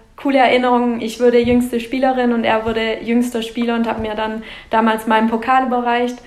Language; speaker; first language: German; native; German